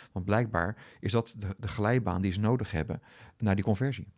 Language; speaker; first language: Dutch; native; Dutch